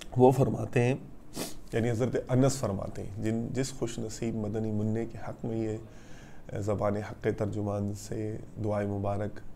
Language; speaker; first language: Urdu; native; Urdu